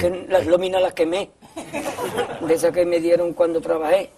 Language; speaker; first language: Spanish; native; Spanish